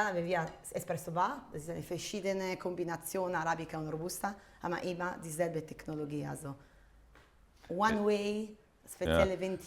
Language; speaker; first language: German; non-native, fluent; Italian